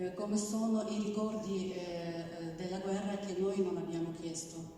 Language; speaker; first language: Italian; non-native, learner; Ukrainian